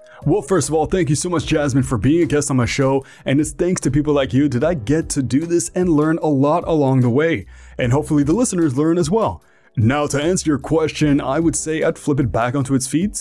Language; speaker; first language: English; early bilingual, other home language; French